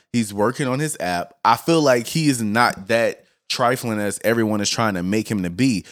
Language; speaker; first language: English; native; English